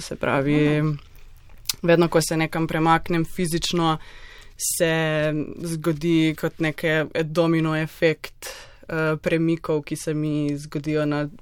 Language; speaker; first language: Slovenian; native; Slovenian